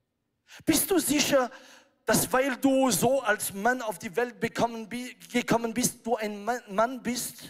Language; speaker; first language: German; non-native, fluent; French